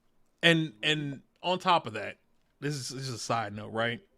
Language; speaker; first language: English; native; English